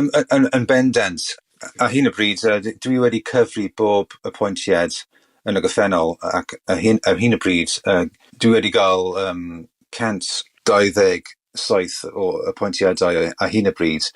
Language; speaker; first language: Welsh; non-native, local second language; English